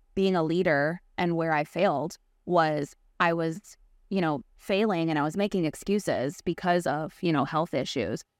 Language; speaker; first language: English; native; English